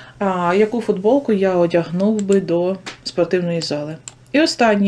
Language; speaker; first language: Ukrainian; native; Ukrainian